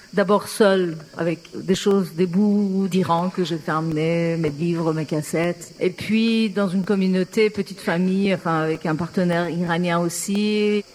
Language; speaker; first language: French; non-native, fluent; Persian